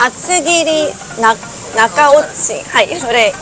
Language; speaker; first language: Japanese; non-native, fluent; Korean